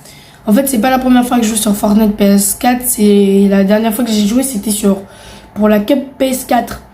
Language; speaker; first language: French; native; French